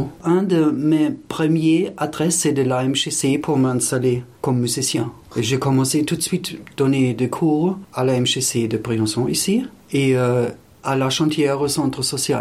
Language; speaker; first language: French; non-native, fluent; German